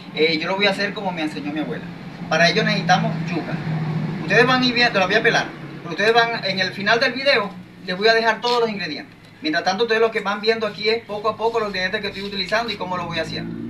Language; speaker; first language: Spanish; native; Spanish